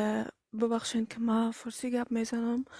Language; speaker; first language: Persian; early bilingual, heritage; Persian